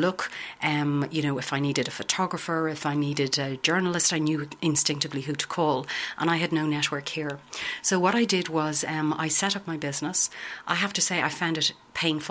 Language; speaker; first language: English; native; English